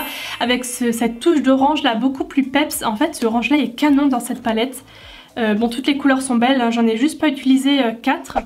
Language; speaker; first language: French; native; French